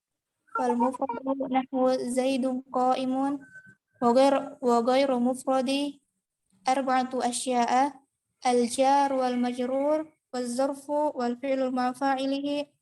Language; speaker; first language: Arabic; non-native, learner; Indonesian